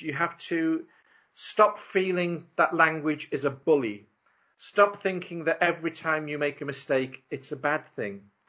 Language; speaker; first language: English; native; English